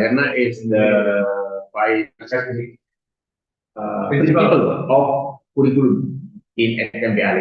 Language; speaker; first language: English; non-native, learner; Indonesian